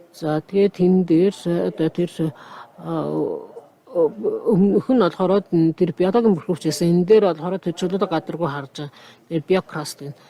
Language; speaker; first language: Mongolian; non-native, fluent; Japanese